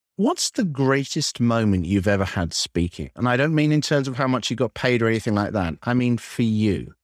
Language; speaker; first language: English; native; English